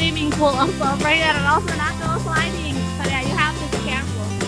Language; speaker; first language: English; non-native, local second language; Indonesian